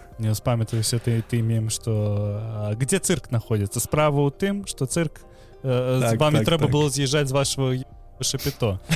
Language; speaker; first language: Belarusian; non-native, local second language; Russian